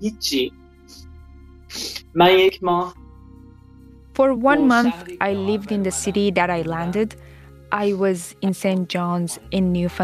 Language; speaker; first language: English; non-native, fluent; Persian